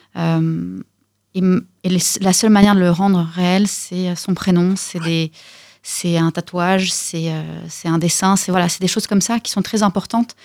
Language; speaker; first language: French; early bilingual, other home language; Russian